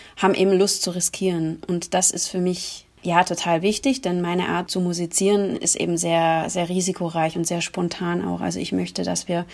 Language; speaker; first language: German; native; German